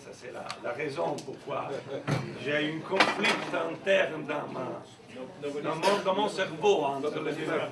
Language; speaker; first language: French; non-native, fluent; Italian